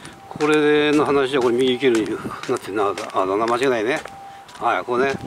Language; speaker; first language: Japanese; native; Japanese